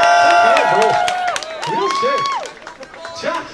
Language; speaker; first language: French; native; French